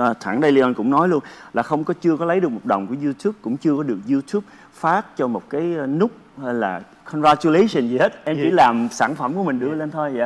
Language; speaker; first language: Vietnamese; early bilingual, heritage; Vietnamese